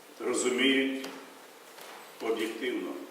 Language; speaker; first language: Ukrainian; native; Ukrainian